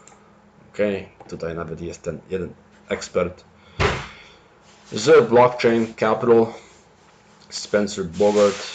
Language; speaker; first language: Polish; early bilingual, heritage; Polish